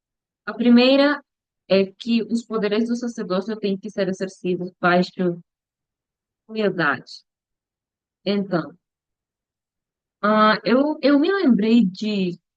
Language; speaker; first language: Portuguese; non-native, learner; Spanish